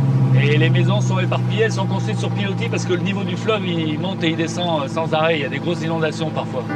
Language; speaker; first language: French; native; French